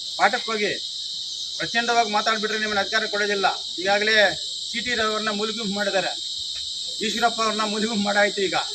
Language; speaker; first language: Kannada; native; Kannada